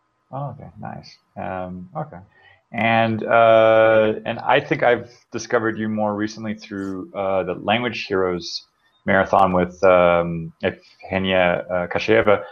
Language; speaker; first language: English; native; English